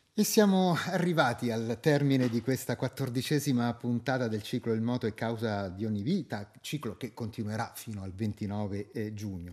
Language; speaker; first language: Italian; native; Italian